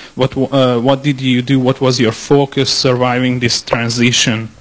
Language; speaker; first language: English; non-native, fluent; Hungarian